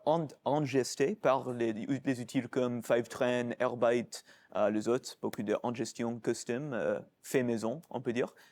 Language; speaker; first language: French; non-native, fluent; English